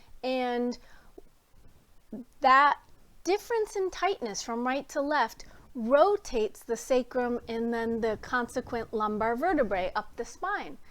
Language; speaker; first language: English; native; English